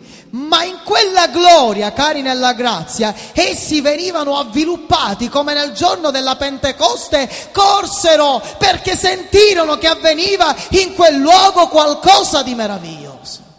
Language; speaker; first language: Italian; native; Italian